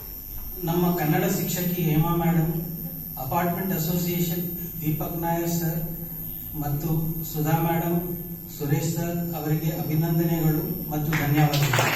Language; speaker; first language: Kannada; non-native, learner; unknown